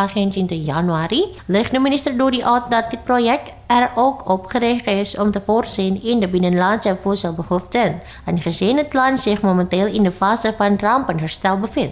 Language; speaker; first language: Dutch; non-native, fluent; Indonesian